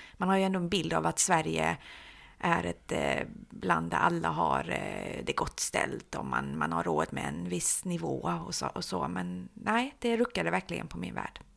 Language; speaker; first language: Swedish; early bilingual, other home language; Persian